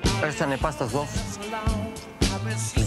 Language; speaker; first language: German; non-native, learner; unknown